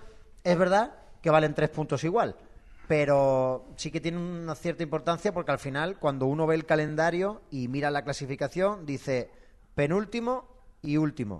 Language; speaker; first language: Spanish; native; Spanish